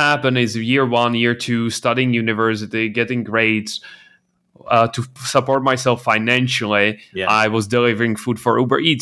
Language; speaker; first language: English; non-native, fluent; Czech